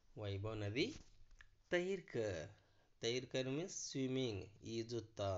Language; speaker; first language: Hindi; non-native, local second language; Kannada